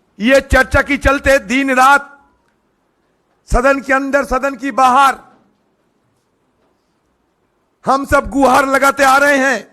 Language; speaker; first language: Hindi; non-native, local second language; Bangla